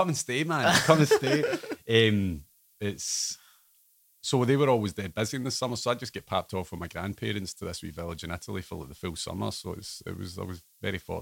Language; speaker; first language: English; native; English